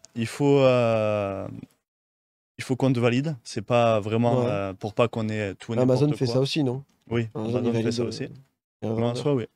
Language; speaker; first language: French; native; French